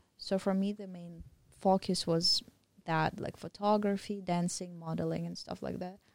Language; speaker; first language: English; non-native, fluent; Russian